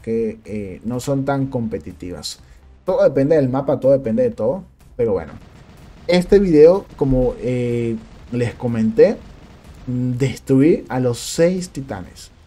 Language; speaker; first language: Spanish; native; Spanish